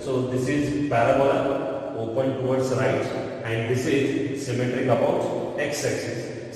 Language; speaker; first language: English; non-native, local second language; Marathi